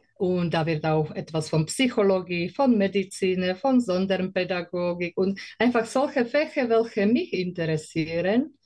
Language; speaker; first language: German; non-native, learner; Slovak